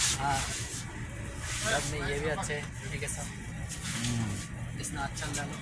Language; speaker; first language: Hindi; non-native, learner; Bangla